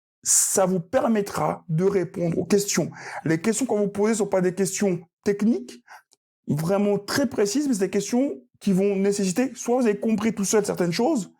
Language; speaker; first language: French; native; French